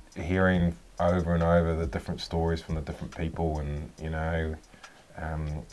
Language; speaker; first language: English; native; English